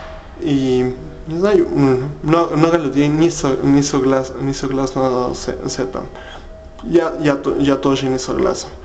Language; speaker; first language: Russian; non-native, learner; Spanish